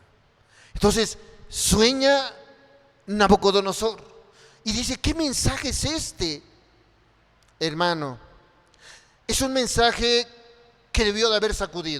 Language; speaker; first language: Spanish; native; Spanish